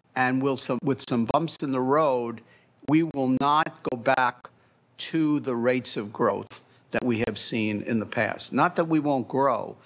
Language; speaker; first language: English; native; English